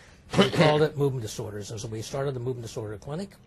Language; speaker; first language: English; native; English